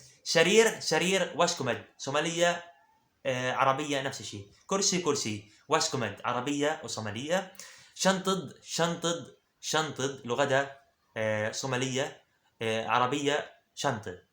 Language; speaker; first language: Arabic; early bilingual, other home language; Somali